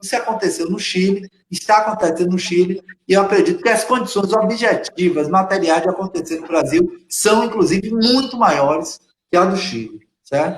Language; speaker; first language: Portuguese; native; Portuguese